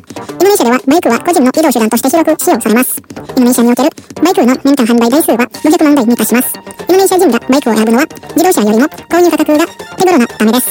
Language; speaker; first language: Japanese; non-native, fluent; Indonesian